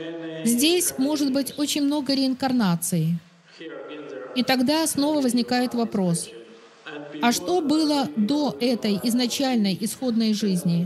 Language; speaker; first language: Russian; native; Russian